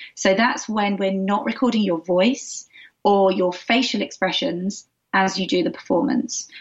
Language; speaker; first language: English; native; English